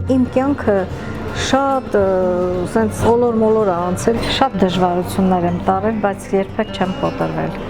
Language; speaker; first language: Armenian; non-native, local second language; Kurdish